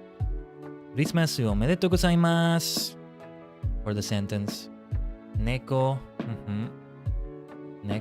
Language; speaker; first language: Japanese; non-native, learner; English